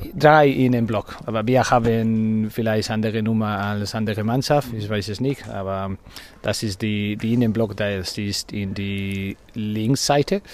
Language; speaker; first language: German; non-native, learner; Spanish